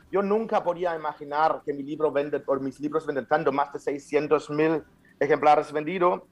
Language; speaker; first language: Spanish; non-native, fluent; German